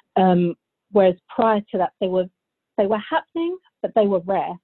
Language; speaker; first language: English; early bilingual, other home language; Bulgarian